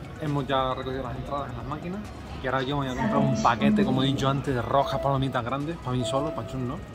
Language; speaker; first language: Spanish; native; Spanish